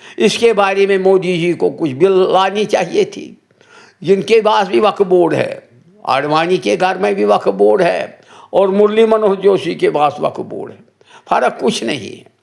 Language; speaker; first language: Hindi; non-native, local second language; Kashmiri